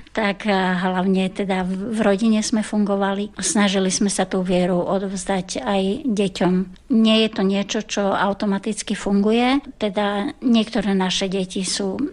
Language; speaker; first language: Slovak; native; Slovak